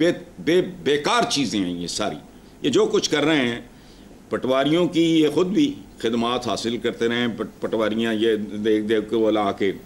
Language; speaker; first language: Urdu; non-native, local second language; Punjabi